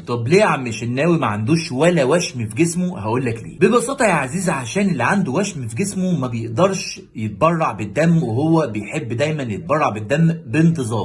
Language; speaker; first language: Arabic; native; Arabic